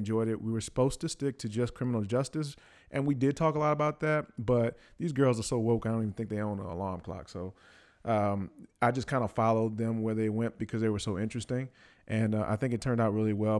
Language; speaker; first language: English; native; English